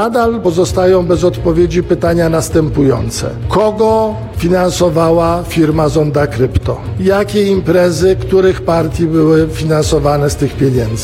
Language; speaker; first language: Polish; native; Polish